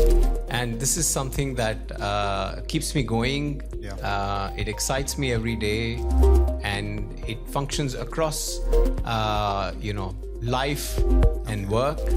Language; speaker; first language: English; non-native, local second language; Punjabi